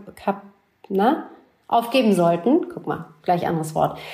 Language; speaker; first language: German; native; German